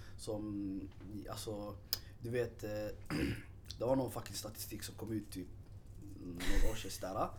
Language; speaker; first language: Swedish; early bilingual, other home language; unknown